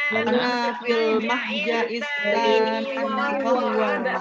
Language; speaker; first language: Arabic; non-native, learner; Indonesian